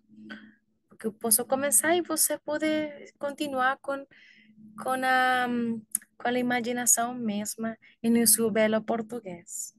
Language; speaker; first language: Portuguese; non-native, learner; Spanish